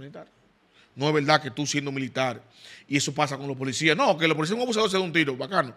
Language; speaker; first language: Spanish; native; Spanish